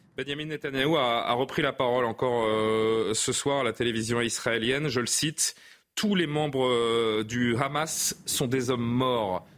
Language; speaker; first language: French; native; French